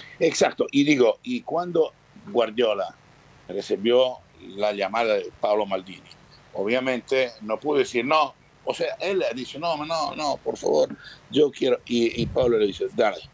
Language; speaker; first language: Spanish; non-native, fluent; Italian